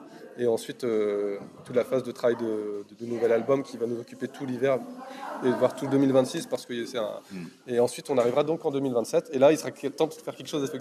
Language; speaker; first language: French; native; French